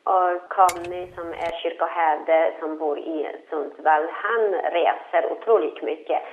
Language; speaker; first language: Swedish; non-native, fluent; Polish